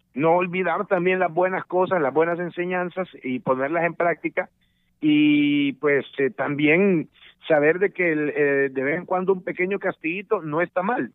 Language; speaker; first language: Spanish; native; Spanish